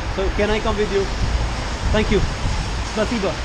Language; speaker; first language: English; non-native, local second language; Hindi